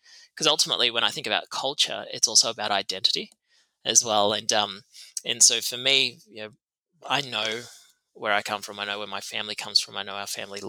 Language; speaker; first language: English; native; English